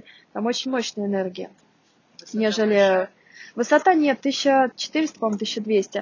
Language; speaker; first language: Russian; native; Russian